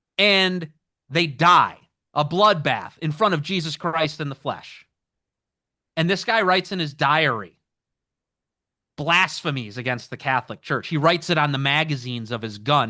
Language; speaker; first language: English; native; English